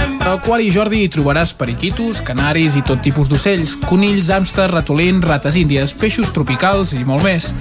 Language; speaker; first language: Catalan; native; Catalan